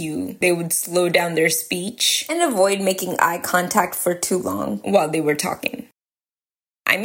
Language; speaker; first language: English; early bilingual, other home language; Gujarati